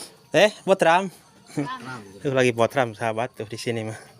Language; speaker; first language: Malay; non-native, local second language; Sundanese